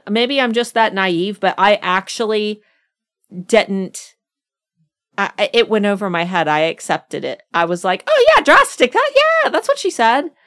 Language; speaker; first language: English; native; English